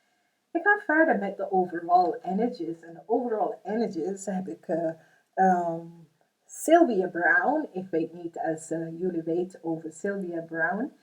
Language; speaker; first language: Dutch; non-native, fluent; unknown